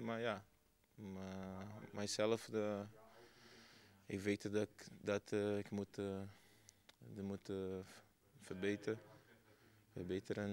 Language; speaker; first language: Dutch; non-native, learner; Portuguese